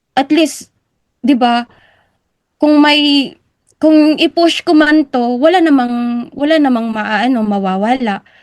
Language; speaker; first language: Filipino; native; Filipino